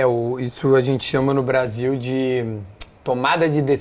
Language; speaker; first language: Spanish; non-native, learner; Portuguese